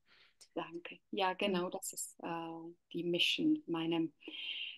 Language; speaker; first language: German; non-native, learner; Czech